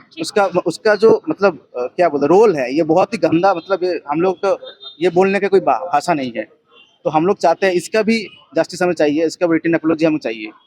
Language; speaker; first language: Hindi; non-native, local second language; Bangla